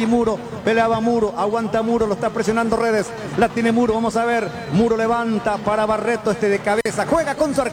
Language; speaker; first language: Spanish; native; Spanish